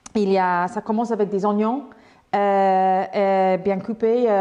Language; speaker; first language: French; non-native, learner; English